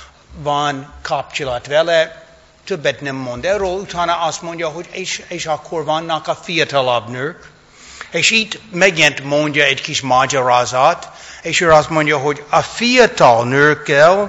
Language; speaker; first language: Hungarian; non-native, fluent; English